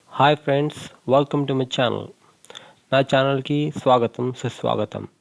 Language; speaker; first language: Telugu; non-native, local second language; Hindi